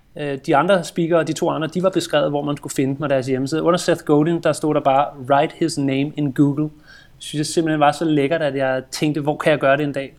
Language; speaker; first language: Danish; native; Danish